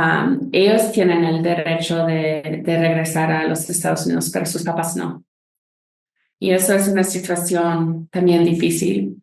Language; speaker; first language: Spanish; non-native, fluent; English